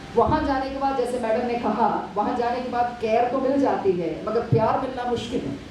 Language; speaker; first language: Hindi; non-native, local second language; Malayalam